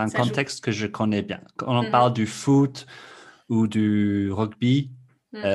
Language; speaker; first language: French; non-native, fluent; English